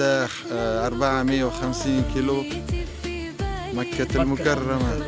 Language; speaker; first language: Arabic; non-native, learner; Uzbek